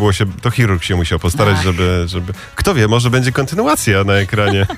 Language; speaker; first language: Polish; native; Polish